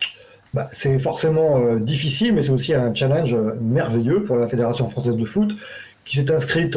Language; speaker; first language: French; native; French